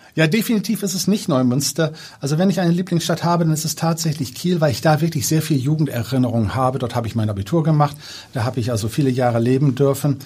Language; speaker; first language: German; early bilingual, other home language; Danish